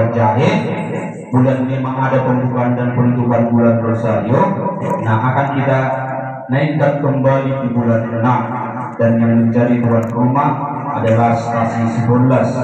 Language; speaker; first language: Indonesian; non-native, local second language; Batak Toba